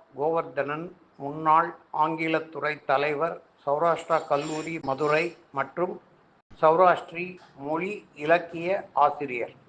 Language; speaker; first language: Tamil; non-native, local second language; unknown